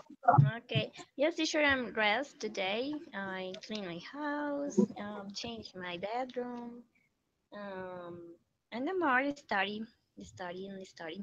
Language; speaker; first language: English; non-native, learner; Spanish